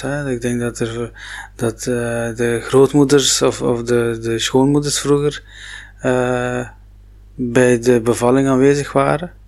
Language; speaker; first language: Dutch; non-native, local second language; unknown